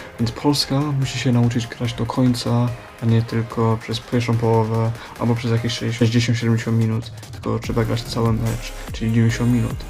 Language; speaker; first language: Polish; early bilingual, heritage; Polish